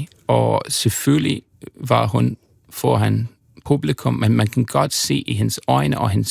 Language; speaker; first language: Danish; non-native, learner; English